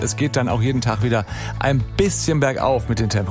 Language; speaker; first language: German; native; German